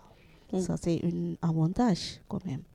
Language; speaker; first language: French; non-native, learner; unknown